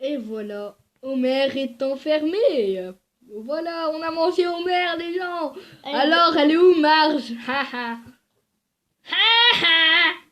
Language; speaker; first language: French; native; French